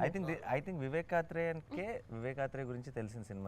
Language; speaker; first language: Telugu; native; Telugu